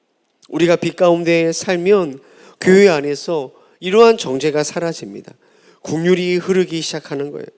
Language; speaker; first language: Korean; native; Korean